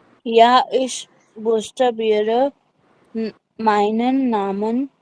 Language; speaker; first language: German; non-native, learner; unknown